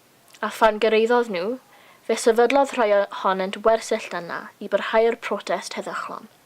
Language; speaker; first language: Welsh; non-native, local second language; English